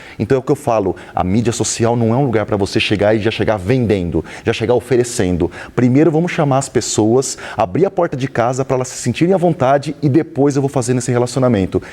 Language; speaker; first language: Portuguese; native; Portuguese